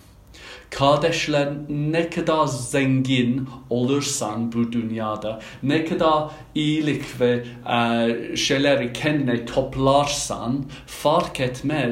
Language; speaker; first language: Turkish; non-native, fluent; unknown